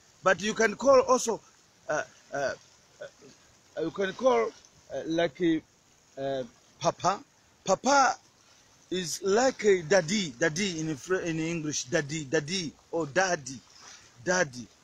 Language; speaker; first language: English; non-native, local second language; Swahili